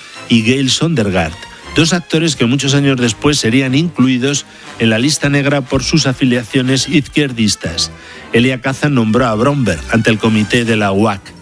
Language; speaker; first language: Spanish; native; Spanish